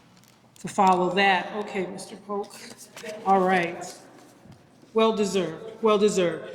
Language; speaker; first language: English; native; English